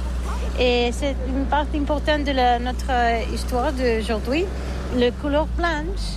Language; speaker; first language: French; non-native, learner; Catalan